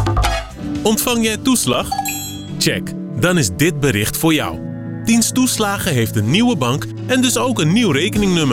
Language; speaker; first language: Dutch; native; Dutch